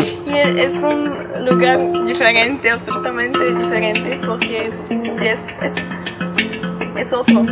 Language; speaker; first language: Spanish; non-native, learner; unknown